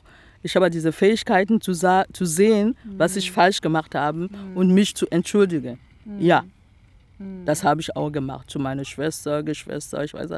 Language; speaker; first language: German; non-native, fluent; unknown